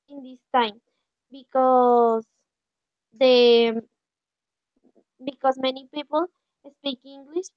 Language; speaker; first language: English; non-native, learner; Spanish